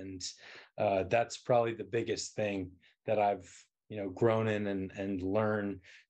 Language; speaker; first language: English; native; English